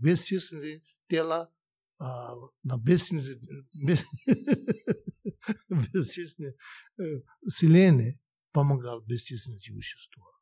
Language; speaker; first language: Russian; non-native, learner; Tibetan